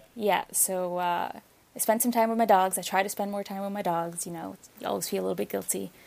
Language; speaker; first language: English; non-native, fluent; Arabic